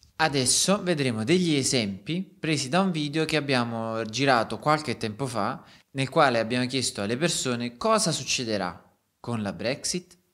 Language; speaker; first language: Italian; native; Italian